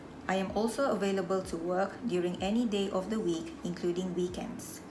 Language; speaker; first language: English; non-native, local second language; Malay